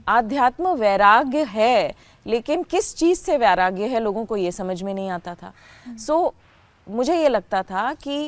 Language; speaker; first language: Hindi; native; Hindi